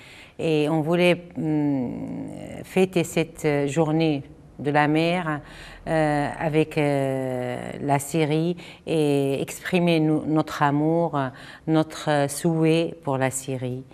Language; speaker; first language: French; non-native, fluent; Arabic